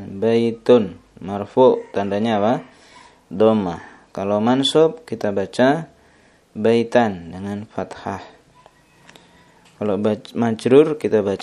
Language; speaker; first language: Indonesian; native; Indonesian